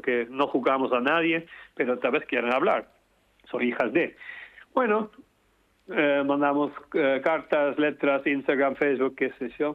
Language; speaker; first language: Spanish; non-native, fluent; Dutch